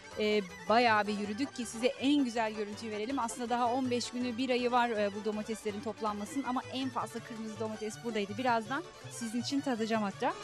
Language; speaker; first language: Turkish; native; Turkish